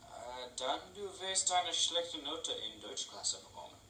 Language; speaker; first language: German; non-native, learner; English